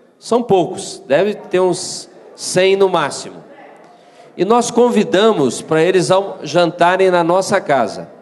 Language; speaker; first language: Portuguese; native; Portuguese